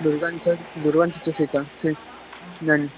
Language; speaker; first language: Spanish; native; Spanish